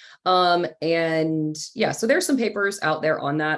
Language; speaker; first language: English; native; English